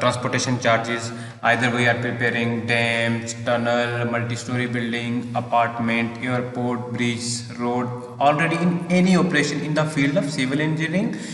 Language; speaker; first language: English; non-native, local second language; Hindi